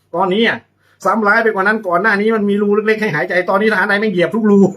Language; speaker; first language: Thai; native; Thai